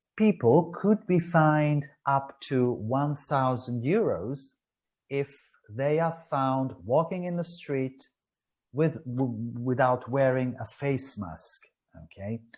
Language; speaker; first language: English; non-native, fluent; Italian